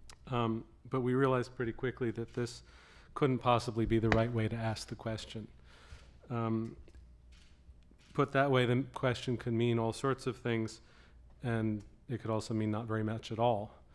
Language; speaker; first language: English; native; English